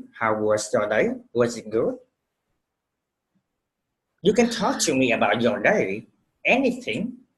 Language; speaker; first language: English; non-native, fluent; Vietnamese